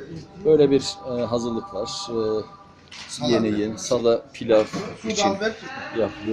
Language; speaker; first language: Turkish; native; Turkish